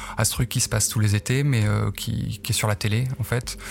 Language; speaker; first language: French; native; French